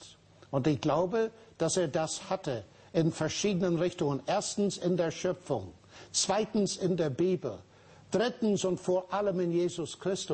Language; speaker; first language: German; non-native, fluent; English